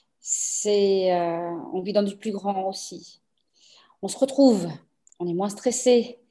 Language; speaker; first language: French; early bilingual, other home language; Portuguese